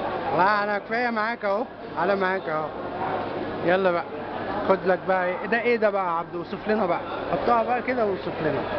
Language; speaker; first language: Arabic; native; Arabic